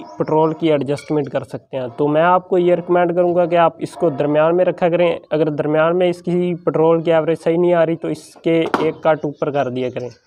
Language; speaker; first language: Urdu; non-native, local second language; Punjabi